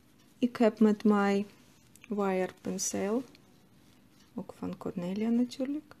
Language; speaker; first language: Dutch; non-native, learner; Russian